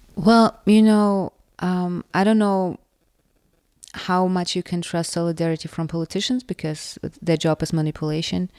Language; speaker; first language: English; non-native, fluent; Russian